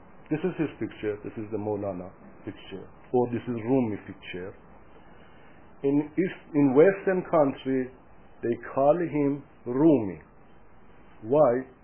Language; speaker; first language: English; non-native, fluent; Persian